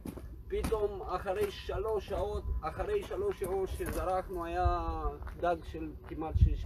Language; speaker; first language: Hebrew; non-native, fluent; Romanian